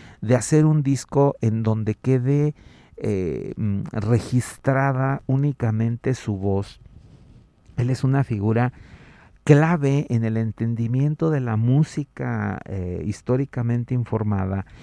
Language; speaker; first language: Spanish; native; Spanish